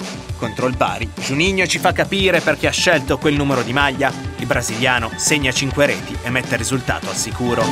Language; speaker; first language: Italian; native; Italian